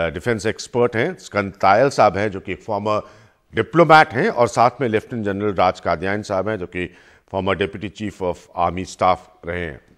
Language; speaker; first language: Hindi; native; Hindi